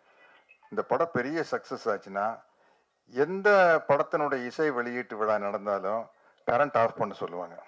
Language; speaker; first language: Tamil; native; Tamil